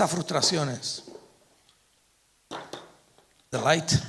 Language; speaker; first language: Spanish; native; Spanish